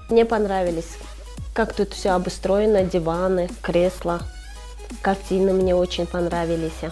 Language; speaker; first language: Russian; non-native, local second language; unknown